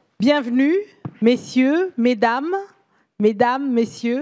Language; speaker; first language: French; native; French